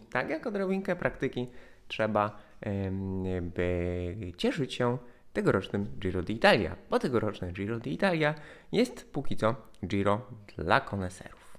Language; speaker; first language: Polish; native; Polish